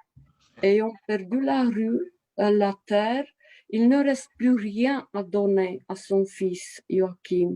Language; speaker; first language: French; non-native, fluent; Romanian